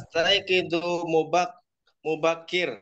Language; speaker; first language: Arabic; non-native, learner; Indonesian